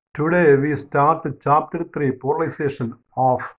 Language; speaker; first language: English; non-native, local second language; Malayalam